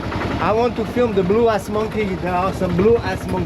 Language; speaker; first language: English; non-native, learner; French